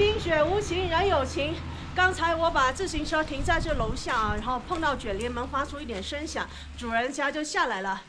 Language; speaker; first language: Chinese; native; Chinese